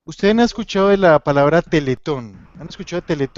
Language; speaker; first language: Spanish; native; Spanish